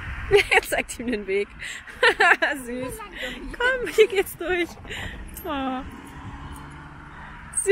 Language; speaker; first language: German; native; German